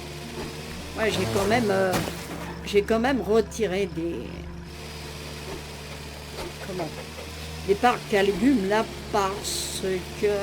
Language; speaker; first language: French; native; French